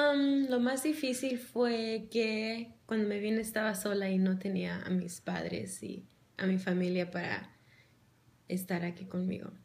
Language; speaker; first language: Spanish; early bilingual, heritage; Spanish